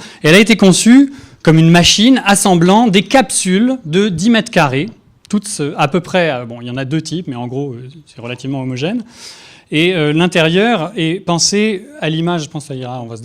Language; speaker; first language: French; native; French